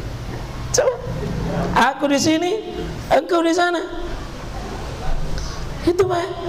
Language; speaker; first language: Indonesian; native; Indonesian